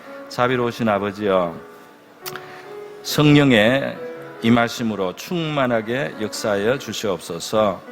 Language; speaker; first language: Korean; native; Korean